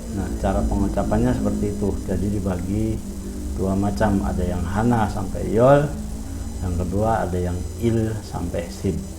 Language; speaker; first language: Indonesian; native; Indonesian